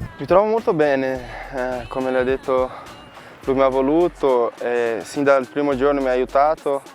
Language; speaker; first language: Italian; non-native, fluent; Portuguese